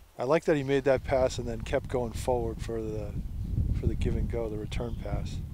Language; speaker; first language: English; native; English